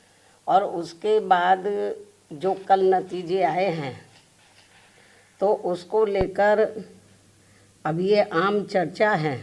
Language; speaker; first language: Hindi; native; Hindi